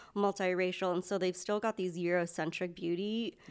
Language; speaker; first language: English; early bilingual, other home language; Filipino